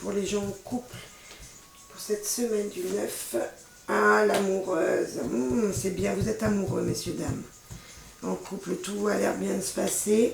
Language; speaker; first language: French; native; French